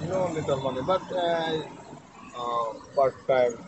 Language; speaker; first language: English; non-native, learner; Bangla